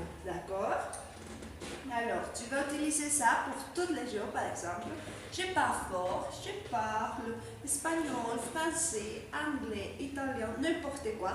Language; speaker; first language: French; non-native, fluent; Spanish